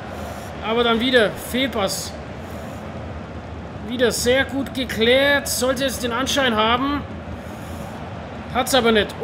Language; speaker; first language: German; native; German